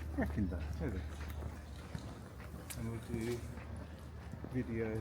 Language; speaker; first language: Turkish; non-native, learner; English